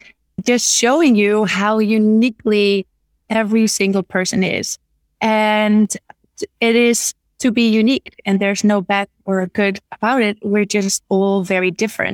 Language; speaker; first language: English; non-native, fluent; Dutch